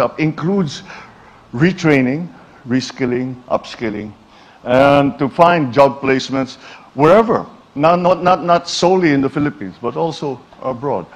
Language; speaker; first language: English; non-native, local second language; Filipino